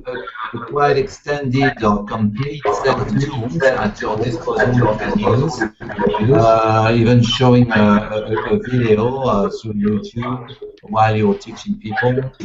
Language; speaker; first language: English; non-native, fluent; French